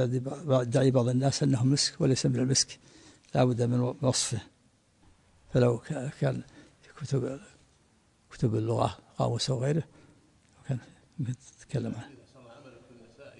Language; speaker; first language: Arabic; native; Arabic